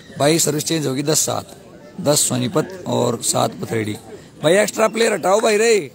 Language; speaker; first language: Hindi; native; Hindi